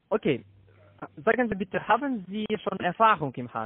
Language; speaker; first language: German; non-native, learner; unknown